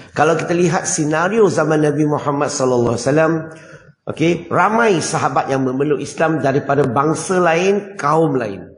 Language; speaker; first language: Malay; non-native, local second language; Chinese